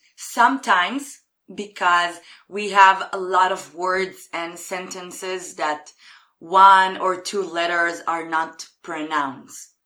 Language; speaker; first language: English; non-native, fluent; Hebrew